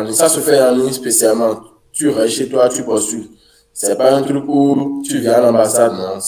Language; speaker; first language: French; non-native, local second language; Fon